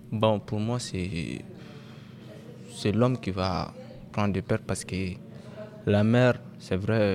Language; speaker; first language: French; non-native, local second language; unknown